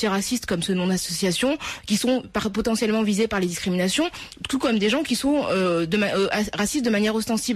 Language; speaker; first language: French; native; French